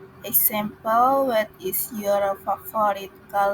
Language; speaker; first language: English; non-native, learner; Indonesian